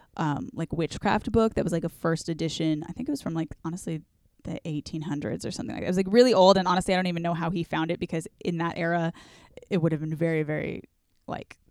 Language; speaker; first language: English; native; English